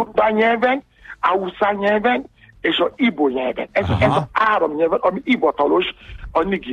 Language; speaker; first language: Hungarian; non-native, learner; Yoruba